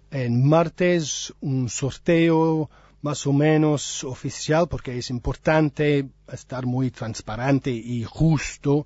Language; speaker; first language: Spanish; non-native, learner; English